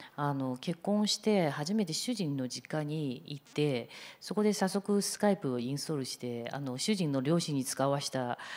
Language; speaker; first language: Japanese; non-native, fluent; Chinese